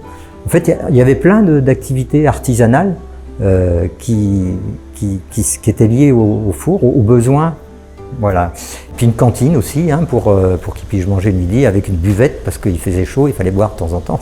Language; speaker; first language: French; native; French